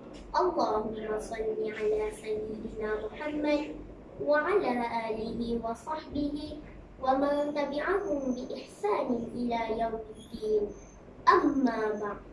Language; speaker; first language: Arabic; non-native, learner; Malay